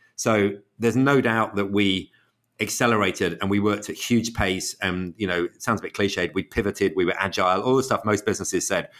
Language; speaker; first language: English; native; English